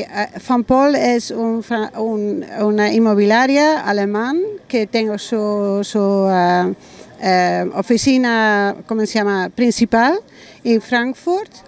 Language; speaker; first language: Spanish; non-native, learner; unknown